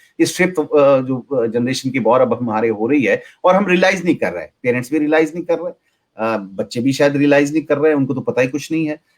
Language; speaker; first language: Urdu; native; Urdu